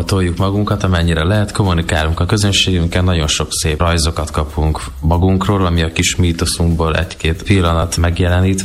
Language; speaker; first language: Hungarian; native; Hungarian